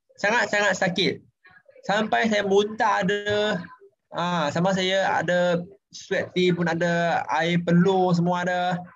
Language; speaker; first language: Malay; non-native, local second language; Chinese